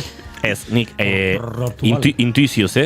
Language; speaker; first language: Basque; native; Basque